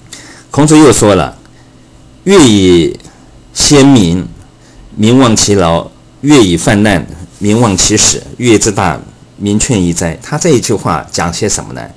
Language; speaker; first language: Chinese; native; Chinese